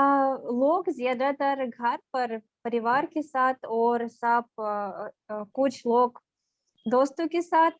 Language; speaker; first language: Hindi; non-native, learner; Russian